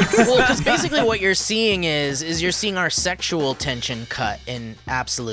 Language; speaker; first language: English; native; English